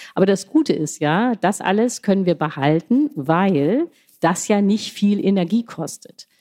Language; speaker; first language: German; native; German